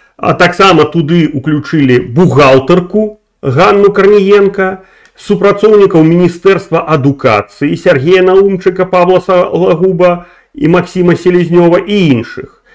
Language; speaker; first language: Belarusian; non-native, local second language; Russian